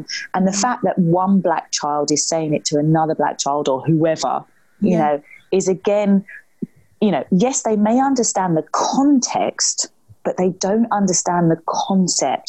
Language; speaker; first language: English; native; English